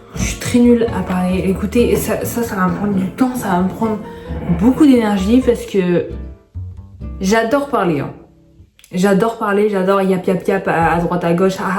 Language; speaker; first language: French; early bilingual, other home language; Arabic